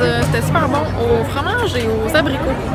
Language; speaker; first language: French; native; French